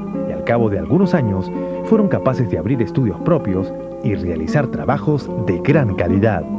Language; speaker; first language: Spanish; native; Spanish